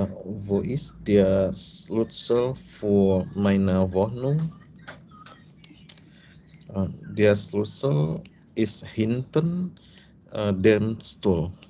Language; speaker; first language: German; non-native, learner; Indonesian